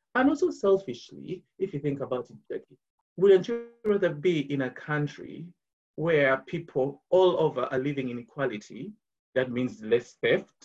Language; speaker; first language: English; non-native, local second language; Ganda